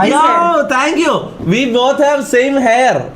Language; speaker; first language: English; non-native, local second language; Malayalam